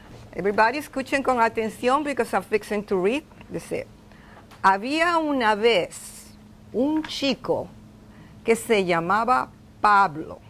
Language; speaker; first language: Spanish; non-native, fluent; English